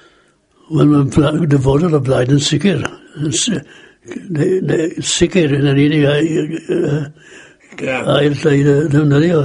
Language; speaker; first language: Welsh; native; Welsh